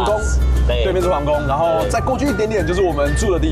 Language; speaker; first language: Chinese; native; Chinese